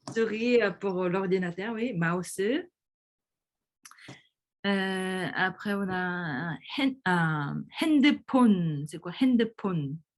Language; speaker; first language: French; early bilingual, other home language; Korean